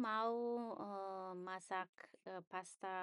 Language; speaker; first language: Indonesian; non-native, learner; Italian